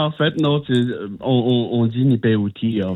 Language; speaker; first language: French; non-native, local second language; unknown